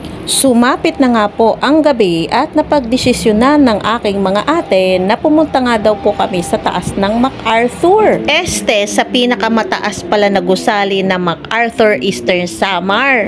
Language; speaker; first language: Filipino; non-native, local second language; Waray